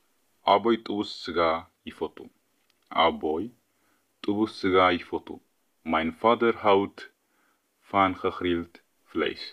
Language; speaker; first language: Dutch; non-native, fluent; Tigrinya